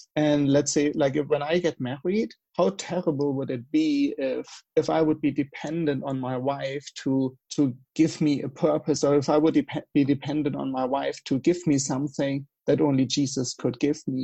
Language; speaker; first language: English; non-native, fluent; German